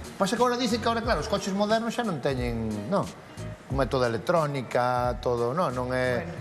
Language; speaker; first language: Galician; native; Galician